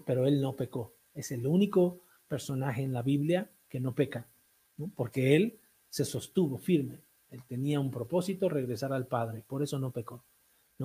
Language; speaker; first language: Spanish; native; Spanish